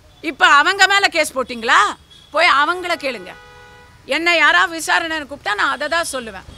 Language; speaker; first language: Tamil; native; Tamil